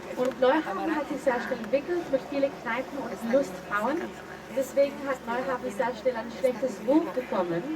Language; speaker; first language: German; non-native, fluent; Danish